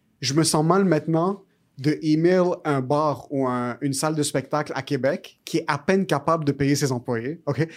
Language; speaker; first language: French; early bilingual, other home language; Arabic